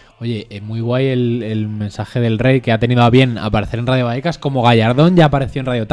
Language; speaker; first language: Spanish; native; Spanish